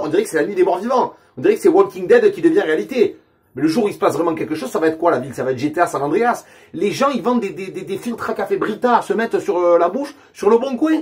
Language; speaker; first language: French; native; French